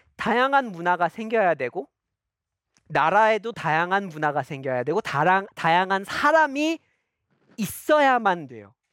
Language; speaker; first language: Korean; non-native, fluent; English